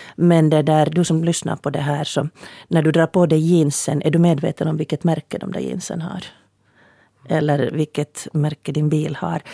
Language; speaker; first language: Swedish; native; Swedish